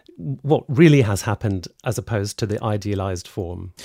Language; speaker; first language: English; native; English